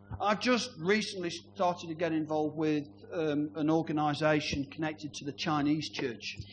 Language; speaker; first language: English; native; English